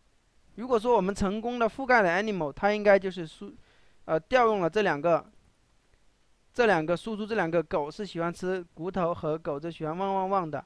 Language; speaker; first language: Chinese; native; Chinese